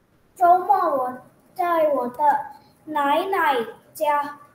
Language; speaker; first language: Chinese; non-native, learner; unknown